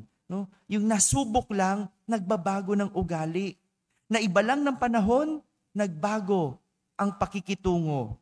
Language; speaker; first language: Filipino; native; Filipino